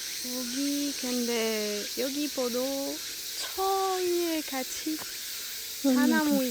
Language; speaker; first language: Korean; non-native, learner; French